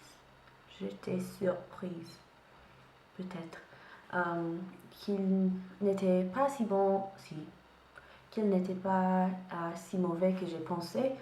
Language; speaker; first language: French; non-native, learner; English